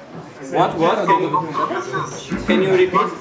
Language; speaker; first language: English; non-native, learner; Polish